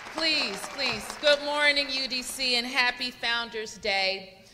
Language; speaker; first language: English; native; English